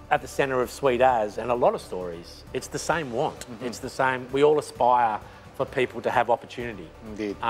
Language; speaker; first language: English; native; English